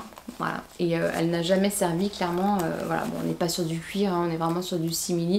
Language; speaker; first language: French; native; French